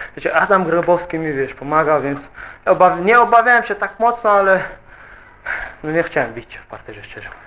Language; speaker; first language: Polish; non-native, fluent; Chechen